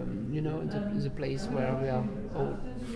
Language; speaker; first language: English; non-native, learner; French